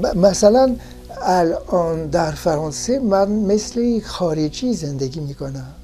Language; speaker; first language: Persian; non-native, fluent; French